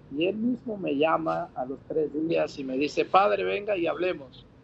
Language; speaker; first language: Spanish; native; Spanish